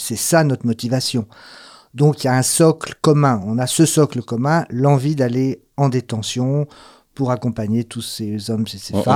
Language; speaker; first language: French; native; French